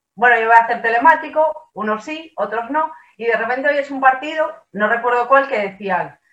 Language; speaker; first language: Spanish; native; Spanish